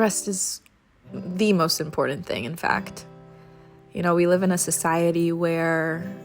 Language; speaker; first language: English; native; English